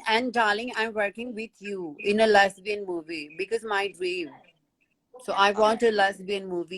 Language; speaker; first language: English; non-native, learner; Hindi